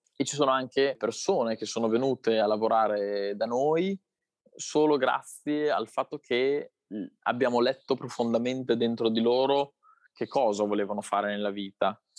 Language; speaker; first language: Italian; native; Italian